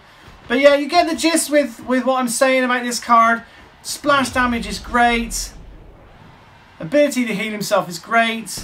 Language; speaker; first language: English; native; English